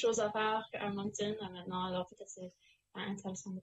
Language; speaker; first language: French; non-native, local second language; English